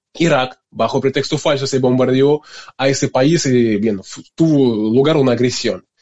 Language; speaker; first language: Spanish; non-native, fluent; Russian